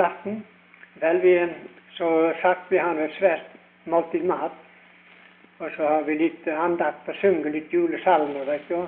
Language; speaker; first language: Norwegian; early bilingual, heritage; Norwegian